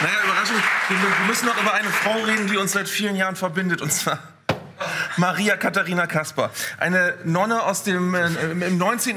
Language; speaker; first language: German; native; German